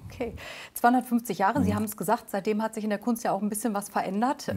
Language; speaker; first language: German; native; German